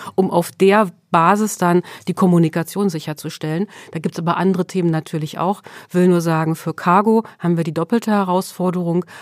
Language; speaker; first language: German; early bilingual, other home language; Swedish